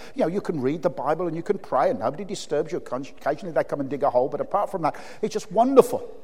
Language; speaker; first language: English; native; English